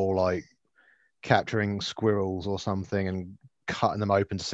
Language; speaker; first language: English; native; English